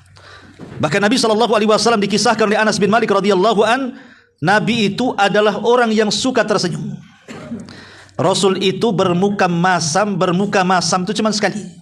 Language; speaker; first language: Indonesian; native; Indonesian